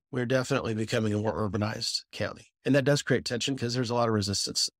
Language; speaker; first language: English; native; English